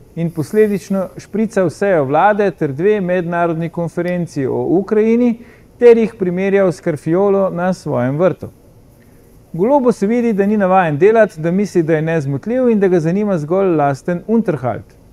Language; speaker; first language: Slovenian; native; Slovenian